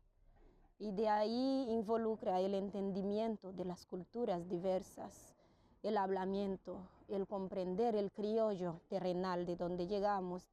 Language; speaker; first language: Spanish; non-native, fluent; Haitian Creole